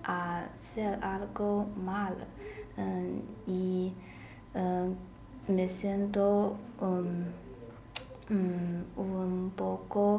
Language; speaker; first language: Spanish; non-native, learner; Chinese